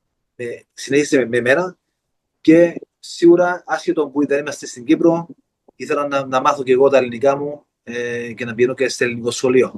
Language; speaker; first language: Greek; early bilingual, heritage; Greek